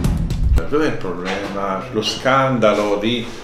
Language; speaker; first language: Italian; native; Italian